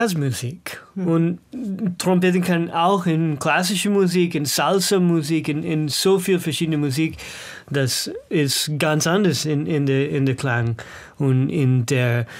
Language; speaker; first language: German; non-native, learner; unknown